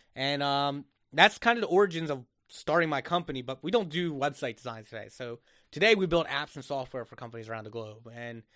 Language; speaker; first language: English; native; English